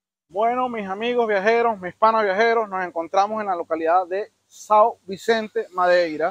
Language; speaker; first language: Spanish; native; Spanish